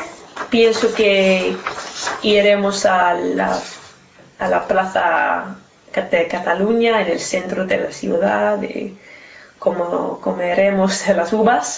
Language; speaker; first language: Spanish; non-native, learner; English